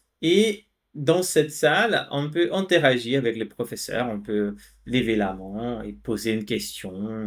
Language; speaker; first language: French; non-native, fluent; Portuguese